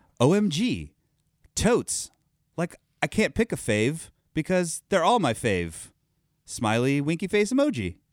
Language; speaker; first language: English; native; English